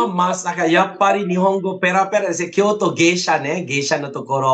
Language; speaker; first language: Japanese; non-native, fluent; Malay